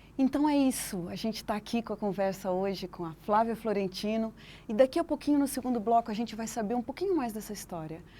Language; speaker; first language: Portuguese; native; Portuguese